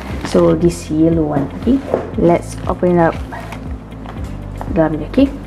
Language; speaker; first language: English; non-native, local second language; Malay